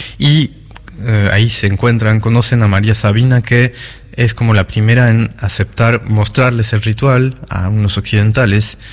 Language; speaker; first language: Spanish; non-native, fluent; French